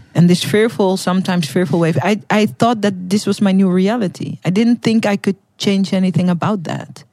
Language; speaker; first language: English; non-native, fluent; Dutch